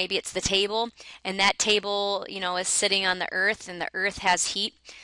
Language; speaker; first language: English; native; English